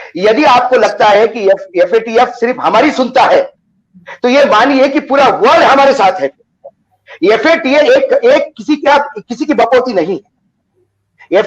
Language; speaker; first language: Hindi; native; Hindi